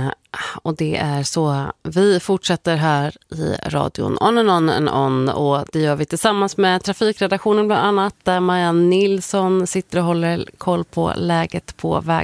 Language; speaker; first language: Swedish; native; Swedish